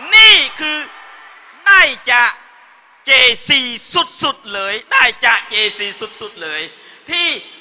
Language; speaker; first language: Thai; non-native, learner; Khmer